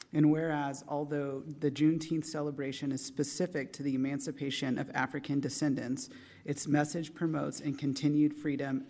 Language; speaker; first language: English; native; English